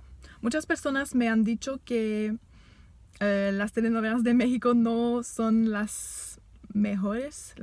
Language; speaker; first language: Spanish; non-native, fluent; French